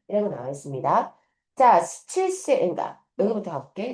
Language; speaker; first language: Korean; native; Korean